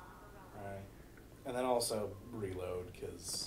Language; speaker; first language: English; native; English